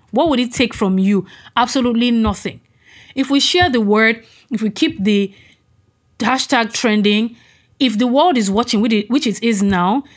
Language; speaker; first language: English; non-native, local second language; Yoruba